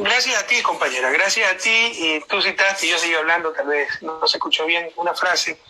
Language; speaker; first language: Spanish; native; Spanish